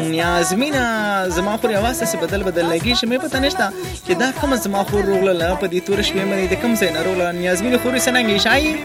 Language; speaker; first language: Pashto; non-native, local second language; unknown